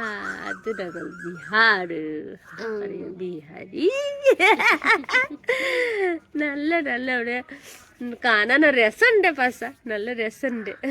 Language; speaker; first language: Malayalam; non-native, learner; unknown